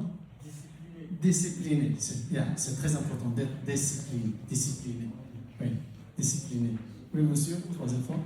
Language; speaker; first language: French; non-native, local second language; Arabic